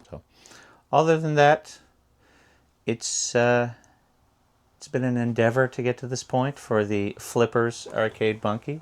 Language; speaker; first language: English; native; English